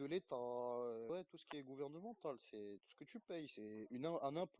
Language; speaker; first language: French; native; French